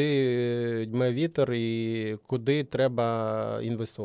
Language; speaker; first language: Ukrainian; native; Ukrainian